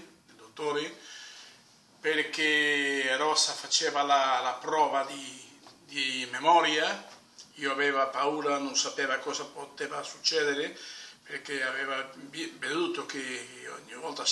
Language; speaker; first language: Italian; non-native, fluent; Spanish